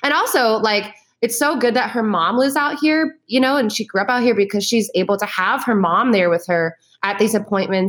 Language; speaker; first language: English; native; English